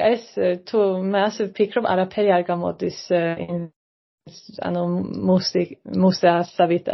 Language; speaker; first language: Georgian; non-native, fluent; Swedish